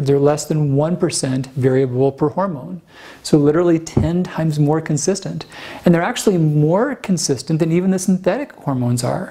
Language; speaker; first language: English; native; English